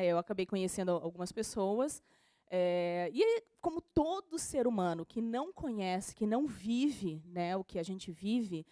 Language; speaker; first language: Portuguese; native; Portuguese